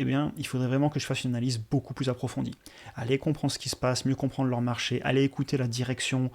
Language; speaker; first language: French; native; French